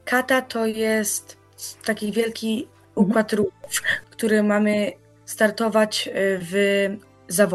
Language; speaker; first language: Polish; early bilingual, heritage; Polish